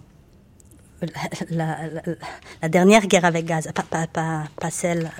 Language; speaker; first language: French; non-native, fluent; Hebrew